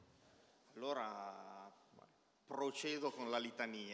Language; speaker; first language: Italian; native; Italian